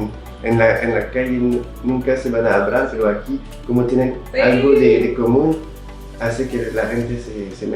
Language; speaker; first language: Spanish; non-native, fluent; French